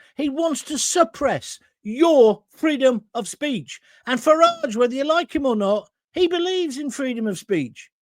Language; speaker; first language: English; native; English